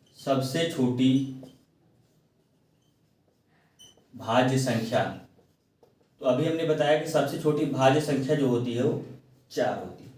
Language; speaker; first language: Hindi; native; Hindi